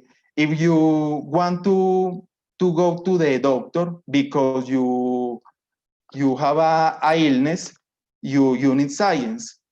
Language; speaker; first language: English; non-native, learner; Spanish